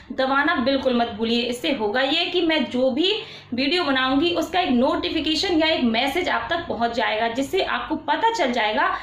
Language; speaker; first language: Hindi; native; Hindi